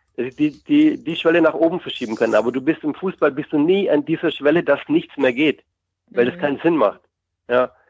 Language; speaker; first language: German; native; German